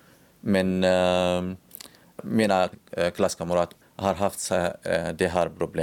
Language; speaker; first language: Swedish; non-native, learner; Arabic